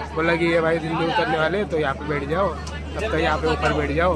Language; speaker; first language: Hindi; non-native, local second language; Marathi